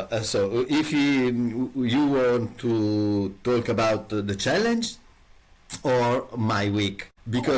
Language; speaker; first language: English; non-native, learner; Italian